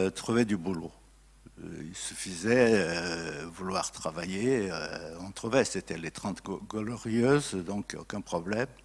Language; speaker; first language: French; non-native, fluent; Portuguese